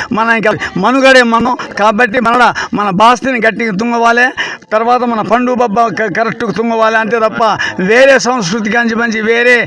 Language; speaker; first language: Telugu; non-native, local second language; Koya